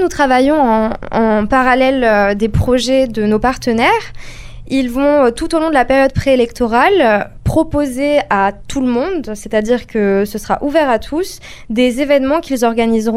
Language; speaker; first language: French; native; French